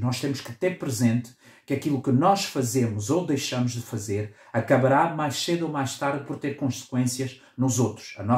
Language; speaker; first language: Portuguese; native; Portuguese